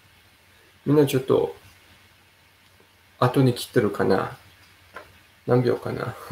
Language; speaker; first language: Japanese; non-native, fluent; Danish